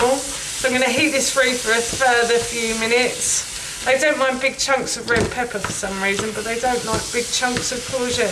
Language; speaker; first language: English; native; English